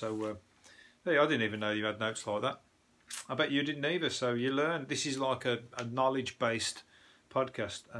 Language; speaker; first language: English; native; English